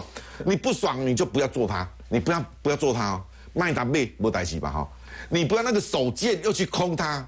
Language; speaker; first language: Chinese; native; Chinese